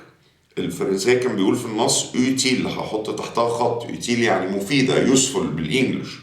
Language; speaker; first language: Arabic; native; Arabic